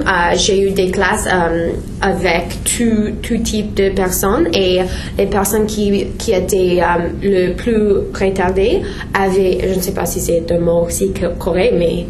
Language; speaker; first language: French; non-native, learner; English